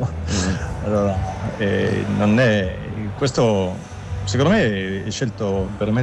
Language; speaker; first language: Italian; non-native, learner; German